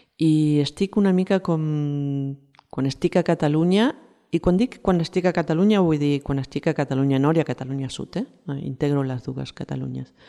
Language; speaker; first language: Catalan; non-native, fluent; Spanish